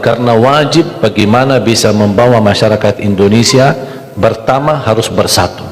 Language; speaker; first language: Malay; non-native, fluent; Arabic